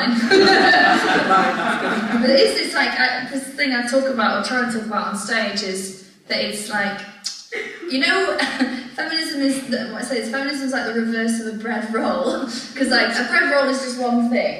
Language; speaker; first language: English; native; English